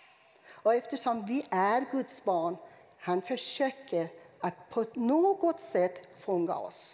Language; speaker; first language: Swedish; non-native, fluent; Persian